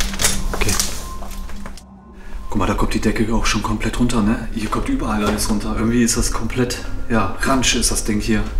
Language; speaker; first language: German; native; German